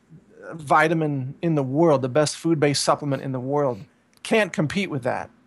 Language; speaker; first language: English; native; English